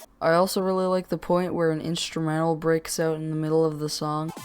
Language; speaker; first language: English; native; English